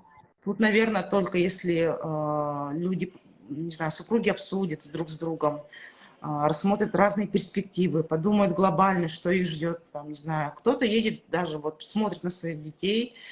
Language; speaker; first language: Russian; native; Russian